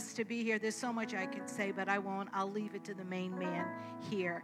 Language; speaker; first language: English; native; English